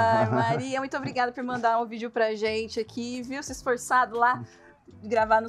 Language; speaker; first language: Portuguese; native; Portuguese